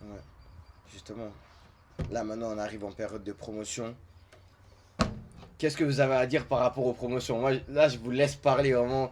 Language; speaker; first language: French; native; French